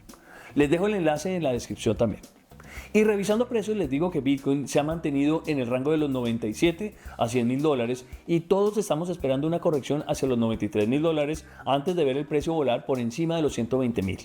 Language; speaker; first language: Spanish; native; Spanish